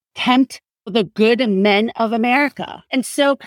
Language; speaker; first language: English; non-native, fluent; Korean